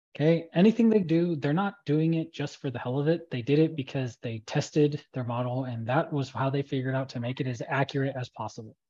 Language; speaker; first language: English; native; English